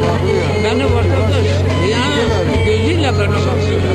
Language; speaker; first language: Turkish; non-native, local second language; Kurdish